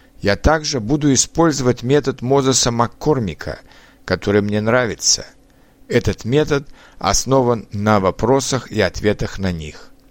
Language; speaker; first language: Russian; non-native, learner; Czech